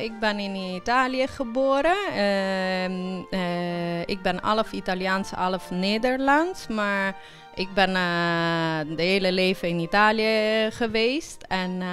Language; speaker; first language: Dutch; early bilingual, heritage; Italian